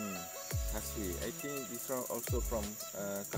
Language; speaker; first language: English; non-native, learner; Malay